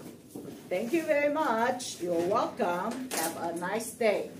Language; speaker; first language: English; non-native, fluent; Chinese